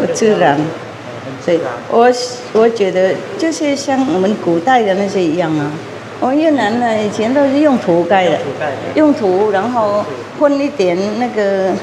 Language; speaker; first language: Chinese; non-native, fluent; Vietnamese